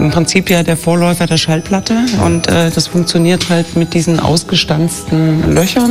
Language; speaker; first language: German; native; German